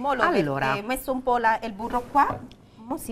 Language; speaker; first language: Italian; non-native, fluent; Spanish